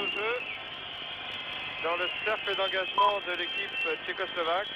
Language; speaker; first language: French; native; French